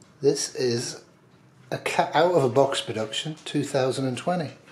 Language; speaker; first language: English; native; English